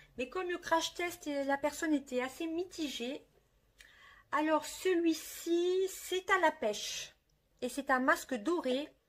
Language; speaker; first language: French; native; French